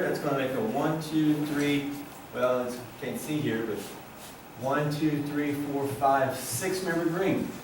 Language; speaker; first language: English; native; English